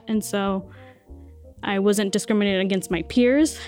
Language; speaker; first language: English; early bilingual, other home language; Spanish